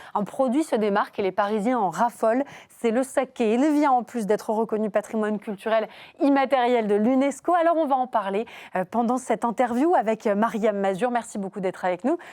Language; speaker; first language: French; native; French